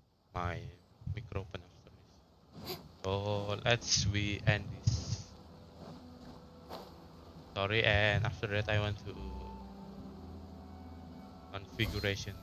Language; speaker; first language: English; non-native, learner; Indonesian